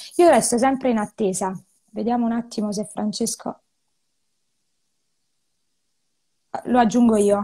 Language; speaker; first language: Italian; native; Italian